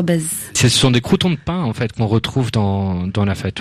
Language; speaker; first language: French; native; French